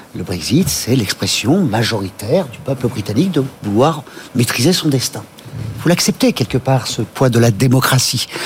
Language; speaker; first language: French; native; French